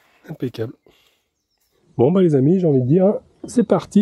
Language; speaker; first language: French; native; French